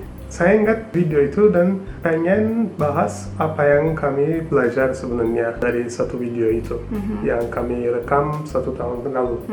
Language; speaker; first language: Indonesian; non-native, fluent; Turkish